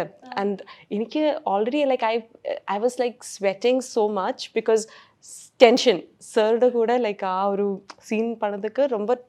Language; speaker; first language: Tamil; non-native, learner; Malayalam